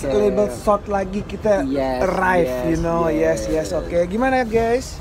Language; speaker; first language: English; non-native, learner; Indonesian